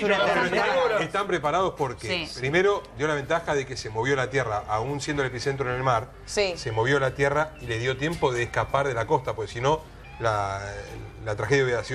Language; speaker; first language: Spanish; native; Spanish